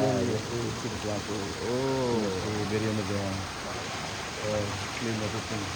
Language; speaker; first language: English; non-native, learner; Balinese